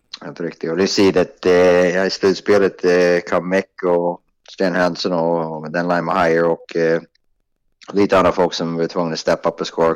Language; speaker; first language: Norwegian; non-native, fluent; Swedish